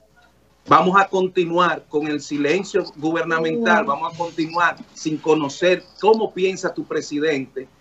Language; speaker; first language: Spanish; native; Spanish